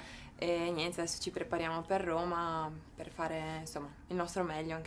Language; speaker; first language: Italian; native; Italian